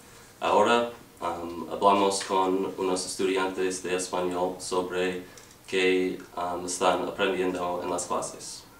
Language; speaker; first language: Spanish; non-native, learner; English